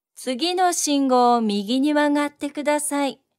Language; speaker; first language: Japanese; native; Japanese